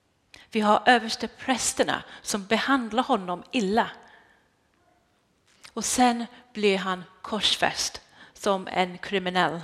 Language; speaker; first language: Swedish; non-native, fluent; English